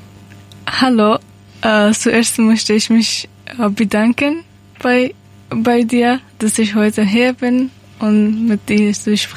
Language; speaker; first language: German; non-native, learner; Persian